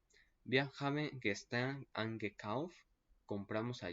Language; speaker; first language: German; non-native, learner; Spanish